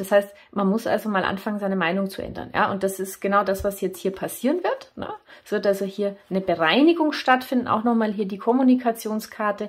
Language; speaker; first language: German; native; German